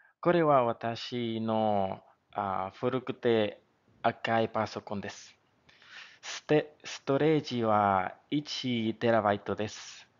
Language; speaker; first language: Japanese; non-native, learner; Spanish